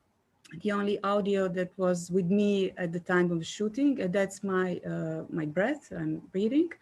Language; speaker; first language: English; non-native, fluent; Serbian